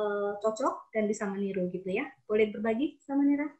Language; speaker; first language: Indonesian; native; Indonesian